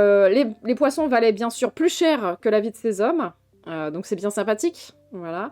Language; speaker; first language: French; native; French